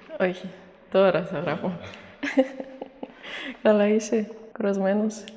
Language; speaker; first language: Greek; early bilingual, heritage; French